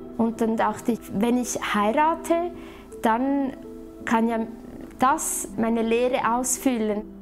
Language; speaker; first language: German; early bilingual, other home language; Italian